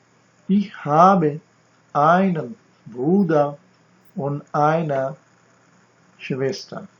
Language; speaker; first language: German; non-native, fluent; Urdu